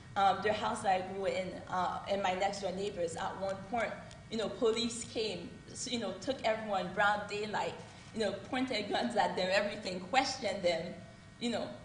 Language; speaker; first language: English; early bilingual, other home language; Haitian Creole